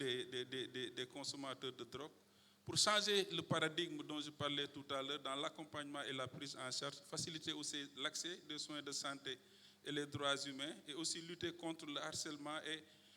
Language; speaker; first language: French; non-native, local second language; Wolof